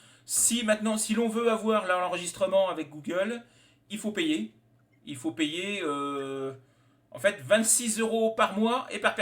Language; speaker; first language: French; native; French